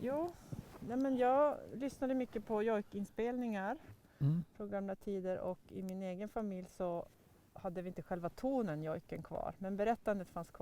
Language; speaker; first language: Swedish; native; Swedish